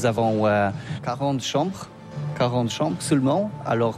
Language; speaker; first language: French; non-native, learner; Polish